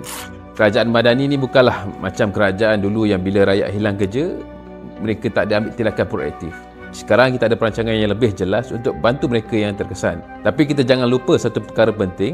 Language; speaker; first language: Malay; native; Malay